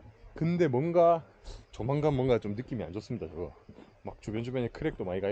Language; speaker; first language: Korean; native; Korean